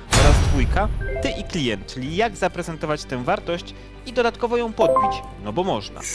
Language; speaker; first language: Polish; native; Polish